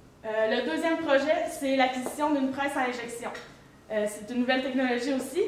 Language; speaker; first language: French; native; French